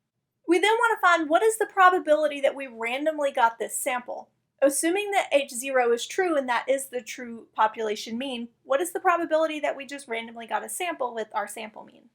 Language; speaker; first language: English; native; English